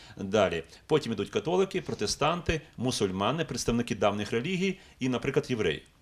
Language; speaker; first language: Ukrainian; native; Ukrainian